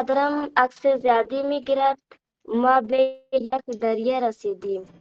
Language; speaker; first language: Persian; non-native, learner; Urdu